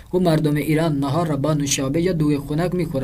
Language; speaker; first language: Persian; non-native, fluent; Urdu